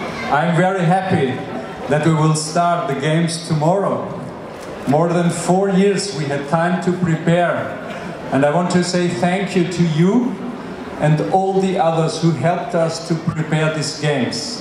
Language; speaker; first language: English; non-native, fluent; German